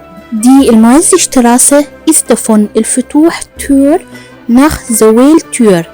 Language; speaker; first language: German; non-native, learner; Arabic